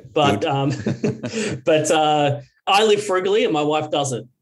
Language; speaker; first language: English; native; English